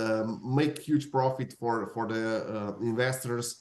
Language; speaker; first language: English; non-native, fluent; Slovenian